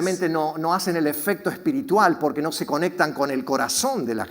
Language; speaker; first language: Spanish; native; Spanish